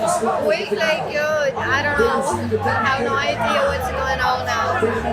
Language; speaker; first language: English; non-native, learner; Portuguese